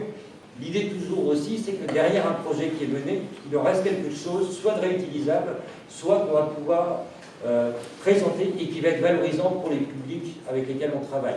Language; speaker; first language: French; native; French